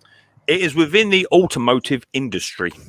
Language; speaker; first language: English; native; English